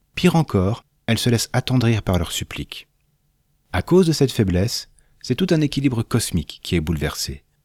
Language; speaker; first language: French; native; French